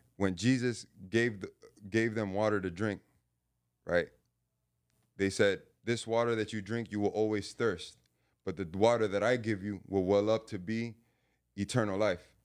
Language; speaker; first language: English; native; English